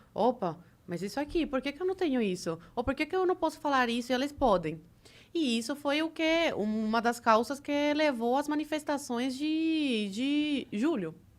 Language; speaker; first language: Portuguese; non-native, fluent; Spanish